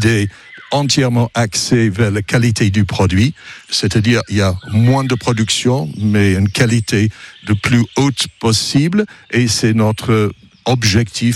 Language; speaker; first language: French; non-native, fluent; English